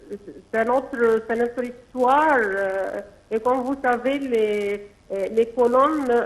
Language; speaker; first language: French; non-native, local second language; Arabic